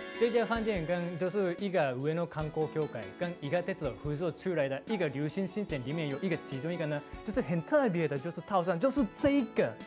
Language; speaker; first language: Chinese; non-native, fluent; Japanese